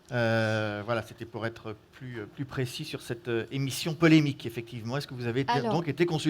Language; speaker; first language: French; native; French